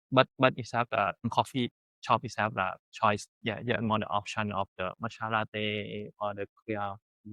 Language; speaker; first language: English; non-native, learner; Thai